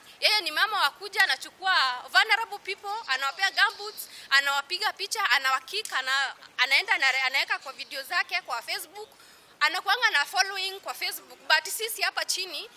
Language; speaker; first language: Swahili; non-native, local second language; Meru